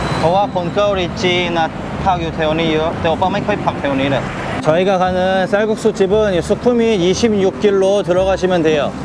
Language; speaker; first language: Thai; non-native, fluent; Korean